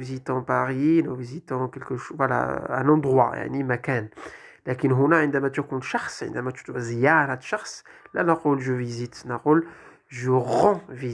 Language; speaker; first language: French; non-native, local second language; Arabic